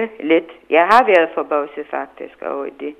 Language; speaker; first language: Danish; non-native, fluent; Arabic